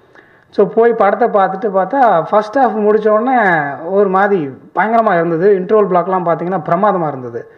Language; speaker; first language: Tamil; native; Tamil